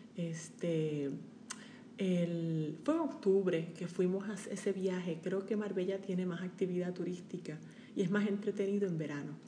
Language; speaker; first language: Spanish; native; Spanish